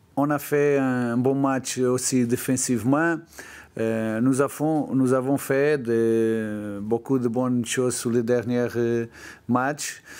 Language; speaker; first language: French; non-native, learner; Portuguese